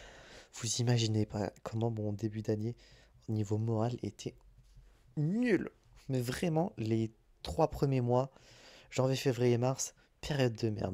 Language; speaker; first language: French; native; French